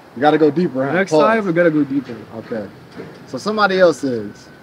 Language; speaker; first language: English; native; English